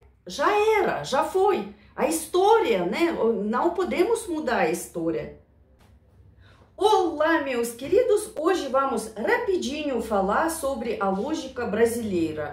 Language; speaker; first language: Portuguese; non-native, fluent; Russian